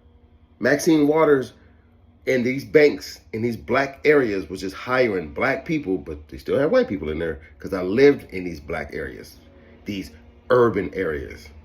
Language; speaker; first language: English; native; English